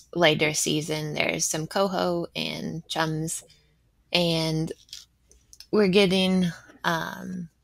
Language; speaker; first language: English; native; English